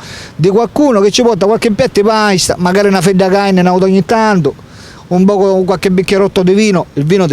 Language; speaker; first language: Italian; native; Italian